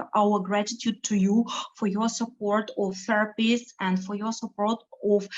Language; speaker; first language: English; non-native, fluent; Ukrainian